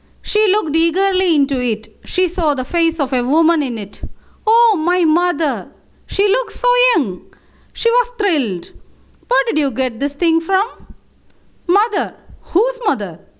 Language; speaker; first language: English; non-native, local second language; Malayalam